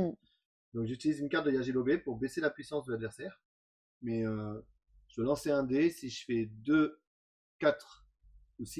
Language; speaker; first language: French; native; French